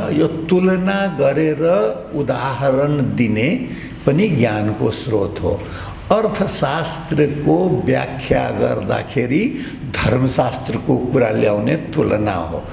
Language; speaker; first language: Nepali; non-native, local second language; Maithili